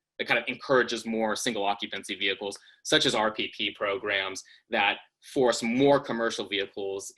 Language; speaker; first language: English; native; English